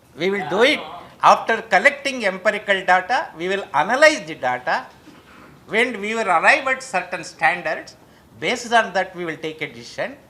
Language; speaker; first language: English; non-native, local second language; Kannada